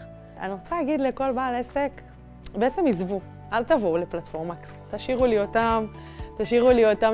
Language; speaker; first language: Hebrew; native; Hebrew